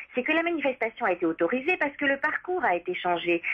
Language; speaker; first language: French; native; French